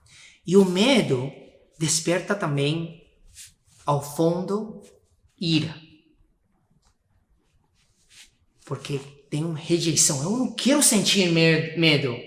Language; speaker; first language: Portuguese; non-native, fluent; Spanish